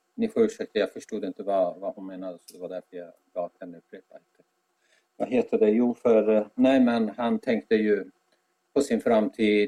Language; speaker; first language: Swedish; non-native, fluent; Azerbaijani